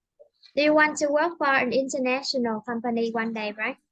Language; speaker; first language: English; non-native, fluent; Vietnamese